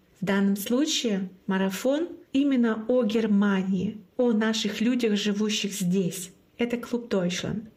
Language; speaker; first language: Russian; non-native, local second language; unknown